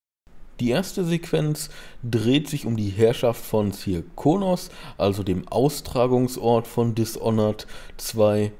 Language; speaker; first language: German; native; German